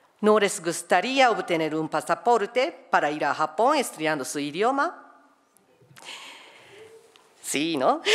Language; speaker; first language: Spanish; non-native, fluent; Japanese